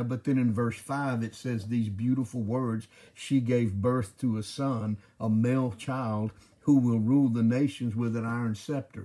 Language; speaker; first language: English; native; English